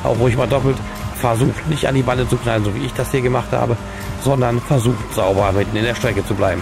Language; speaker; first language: German; native; German